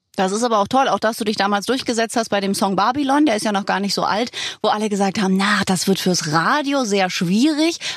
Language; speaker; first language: German; non-native, fluent; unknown